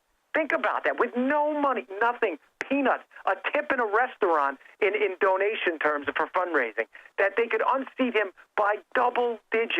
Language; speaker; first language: English; native; English